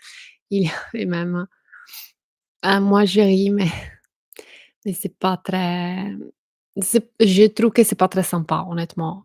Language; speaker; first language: French; non-native, fluent; Italian